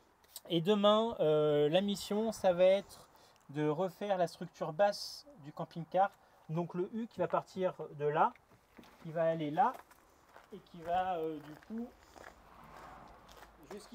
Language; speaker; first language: French; native; French